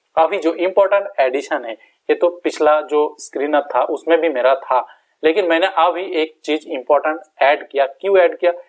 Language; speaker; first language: Hindi; non-native, local second language; Bangla